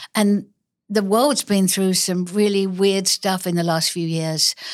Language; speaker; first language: English; native; English